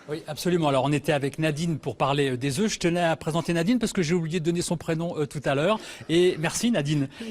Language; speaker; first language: French; native; French